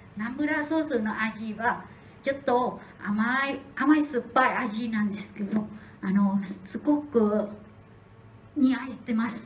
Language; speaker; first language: Japanese; non-native, learner; Vietnamese